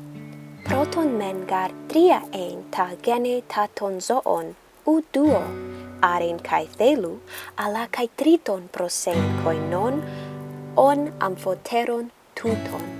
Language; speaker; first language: Greek; non-native, learner; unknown